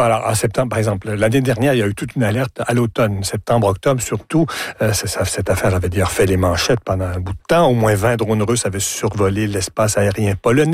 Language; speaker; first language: French; native; French